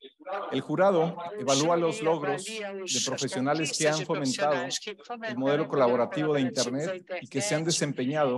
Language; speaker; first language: Spanish; native; Spanish